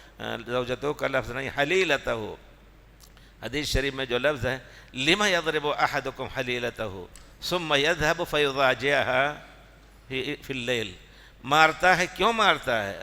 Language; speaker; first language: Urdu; native; Urdu